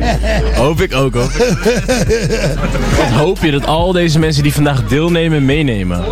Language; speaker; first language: Dutch; native; Dutch